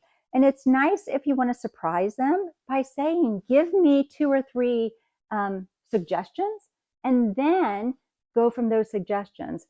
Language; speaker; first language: English; native; English